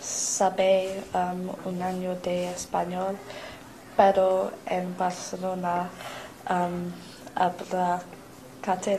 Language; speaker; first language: Spanish; non-native, learner; English